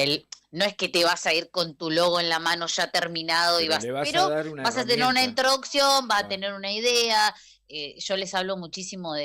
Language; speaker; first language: Spanish; native; Spanish